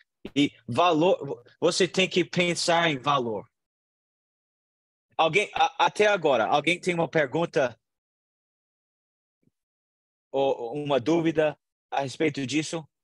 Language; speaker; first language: Portuguese; non-native, learner; English